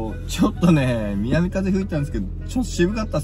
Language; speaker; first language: Japanese; native; Japanese